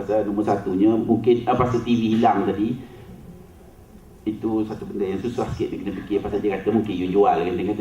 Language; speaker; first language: Malay; native; Malay